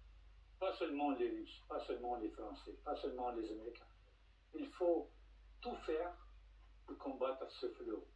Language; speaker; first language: French; non-native, fluent; Russian